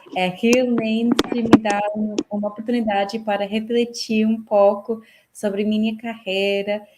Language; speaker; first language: Portuguese; non-native, fluent; English